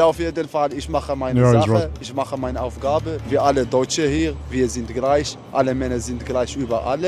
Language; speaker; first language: German; non-native, fluent; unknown